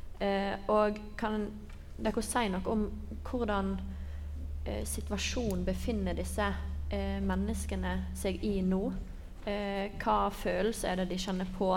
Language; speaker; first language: Norwegian; native; Norwegian